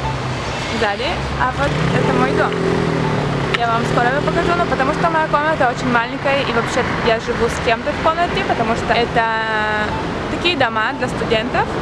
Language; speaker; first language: Russian; early bilingual, heritage; Russian